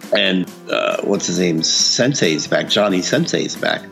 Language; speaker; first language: English; early bilingual, other home language; Filipino